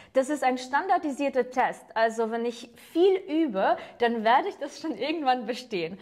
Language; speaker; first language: German; non-native, fluent; Ukrainian